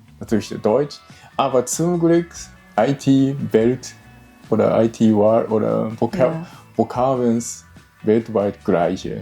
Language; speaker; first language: German; non-native, learner; Japanese